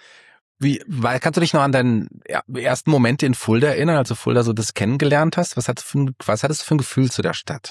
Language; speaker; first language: German; native; German